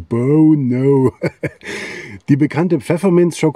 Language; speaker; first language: German; native; German